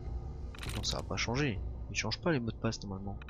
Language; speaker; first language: French; native; French